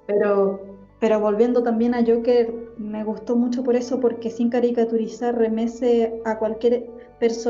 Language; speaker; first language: Spanish; native; Spanish